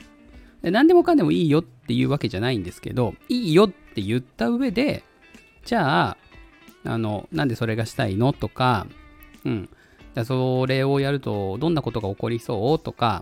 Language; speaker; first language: Japanese; native; Japanese